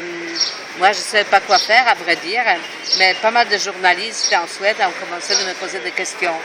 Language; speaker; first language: French; non-native, fluent; Polish